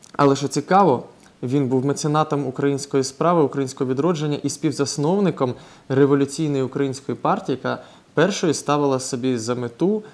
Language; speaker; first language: Ukrainian; non-native, local second language; Russian